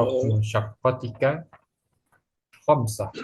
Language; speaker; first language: Arabic; non-native, fluent; Indonesian